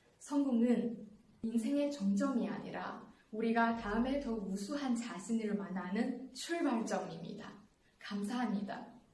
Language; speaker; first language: Korean; non-native, fluent; Chinese